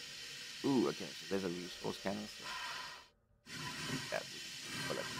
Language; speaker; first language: English; native; English